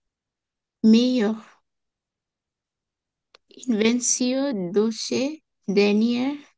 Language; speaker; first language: French; non-native, learner; Bangla